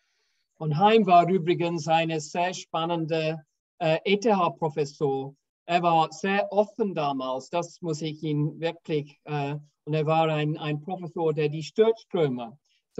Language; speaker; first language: German; non-native, fluent; English